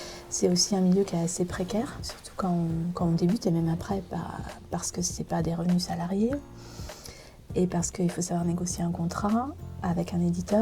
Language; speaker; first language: French; native; French